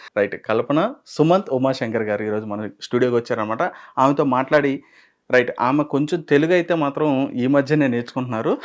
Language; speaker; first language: Telugu; native; Telugu